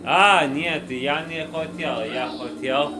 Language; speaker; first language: Russian; non-native, learner; English